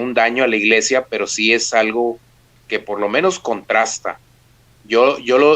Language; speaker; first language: Spanish; native; Spanish